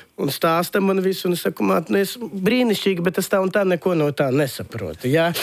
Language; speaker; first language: Latvian; non-native, local second language; Russian